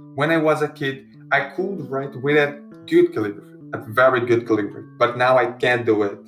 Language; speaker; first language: English; non-native, learner; Portuguese